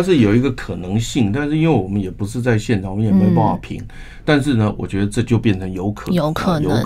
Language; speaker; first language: Chinese; native; Chinese